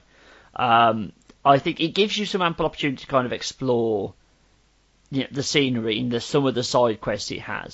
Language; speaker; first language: English; native; English